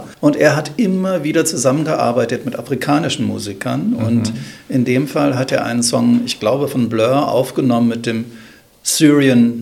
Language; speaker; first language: German; native; German